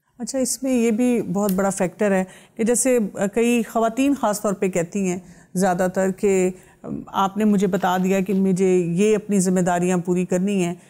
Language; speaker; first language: Urdu; native; Urdu